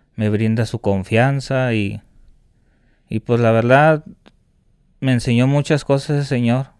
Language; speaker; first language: Spanish; native; Spanish